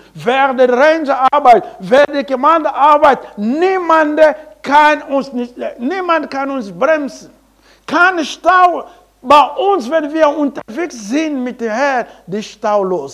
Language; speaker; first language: German; non-native, learner; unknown